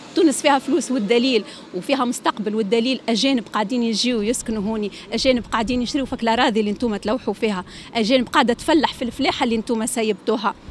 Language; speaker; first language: Arabic; native; Arabic